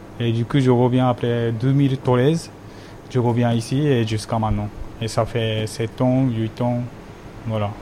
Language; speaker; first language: French; non-native, learner; Japanese